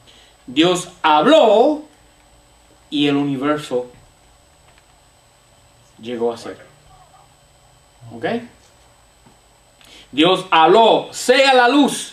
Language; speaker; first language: Spanish; non-native, fluent; English